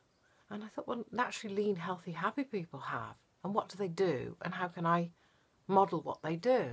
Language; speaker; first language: English; native; English